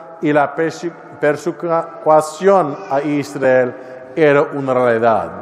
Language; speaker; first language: Spanish; non-native, learner; English